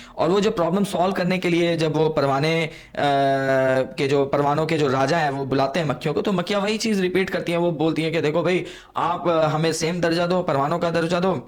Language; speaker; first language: Hindi; non-native, local second language; Punjabi